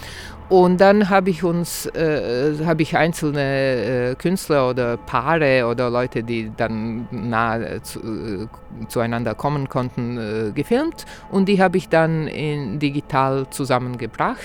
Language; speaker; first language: German; non-native, fluent; Croatian